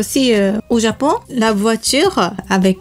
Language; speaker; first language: French; non-native, learner; Japanese